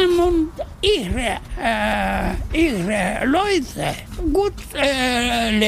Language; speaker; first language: German; non-native, learner; Russian